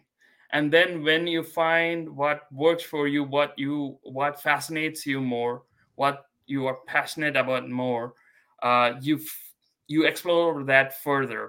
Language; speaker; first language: English; non-native, local second language; Malayalam